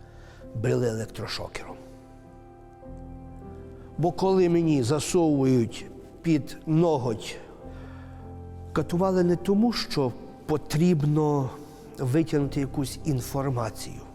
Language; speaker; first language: Ukrainian; native; Ukrainian